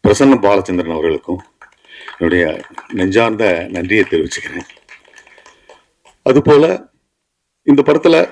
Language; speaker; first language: Tamil; native; Tamil